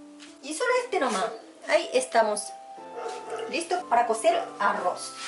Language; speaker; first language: Spanish; non-native, fluent; Japanese